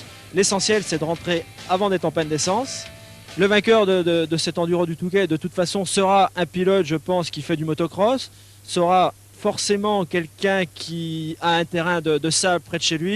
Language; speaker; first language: French; native; French